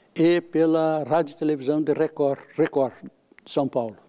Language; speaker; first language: Portuguese; native; Portuguese